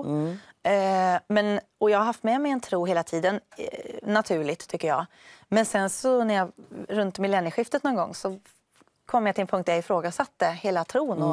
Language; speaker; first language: Swedish; native; Swedish